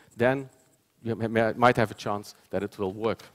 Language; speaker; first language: English; non-native, fluent; Dutch